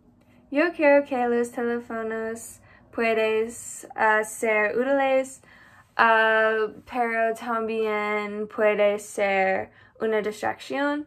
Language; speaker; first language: Spanish; non-native, learner; English